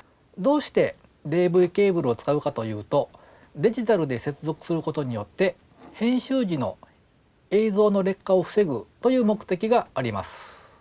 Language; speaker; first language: Japanese; native; Japanese